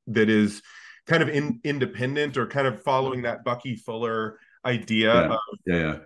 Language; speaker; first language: English; native; English